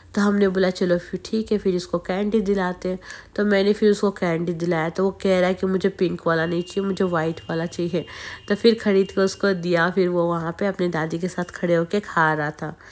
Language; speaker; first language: Hindi; non-native, local second language; Bangla